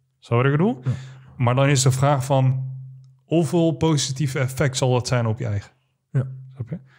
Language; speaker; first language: Dutch; early bilingual, other home language; Arabic